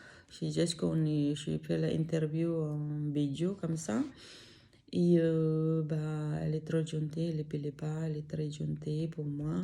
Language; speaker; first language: French; non-native, learner; Filipino